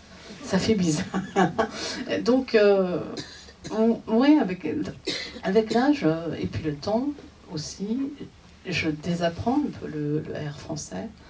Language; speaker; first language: French; non-native, fluent; Japanese